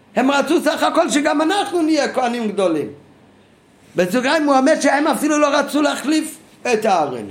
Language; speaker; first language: Hebrew; non-native, fluent; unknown